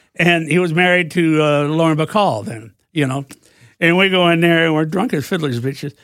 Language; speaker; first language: English; native; English